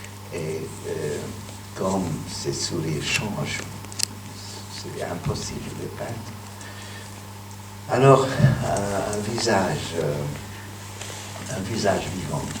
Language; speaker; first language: French; non-native, fluent; Hungarian